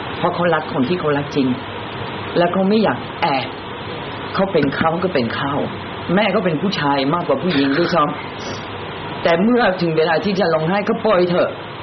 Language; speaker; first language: Thai; non-native, fluent; French